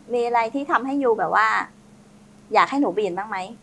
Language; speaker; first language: Thai; non-native, fluent; Vietnamese